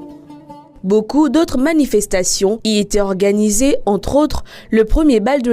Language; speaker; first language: French; native; French